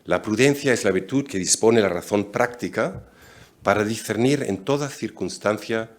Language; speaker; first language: Spanish; non-native, fluent; German